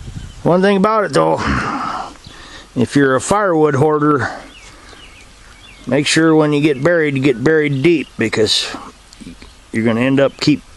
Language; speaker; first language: English; native; English